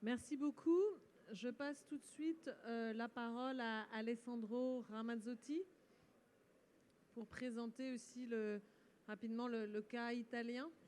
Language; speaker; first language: French; native; French